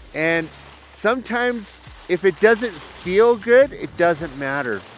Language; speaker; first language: English; native; English